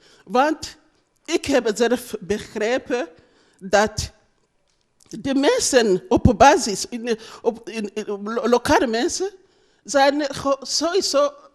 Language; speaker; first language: Dutch; non-native, learner; Rundi